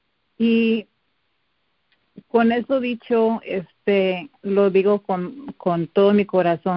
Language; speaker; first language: Spanish; early bilingual, heritage; Spanish